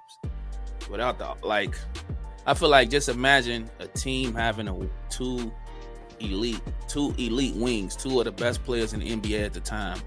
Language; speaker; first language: English; native; English